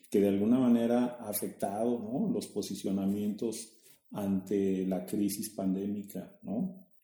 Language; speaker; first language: Spanish; native; Spanish